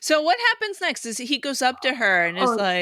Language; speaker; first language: English; native; English